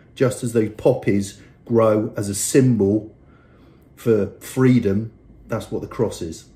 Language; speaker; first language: English; native; English